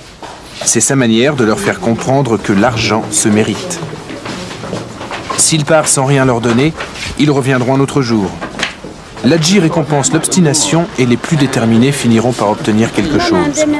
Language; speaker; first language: French; native; French